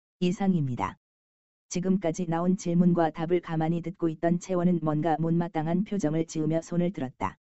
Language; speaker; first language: Korean; native; Korean